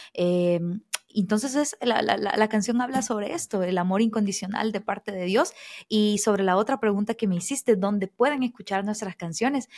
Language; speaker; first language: Spanish; native; Spanish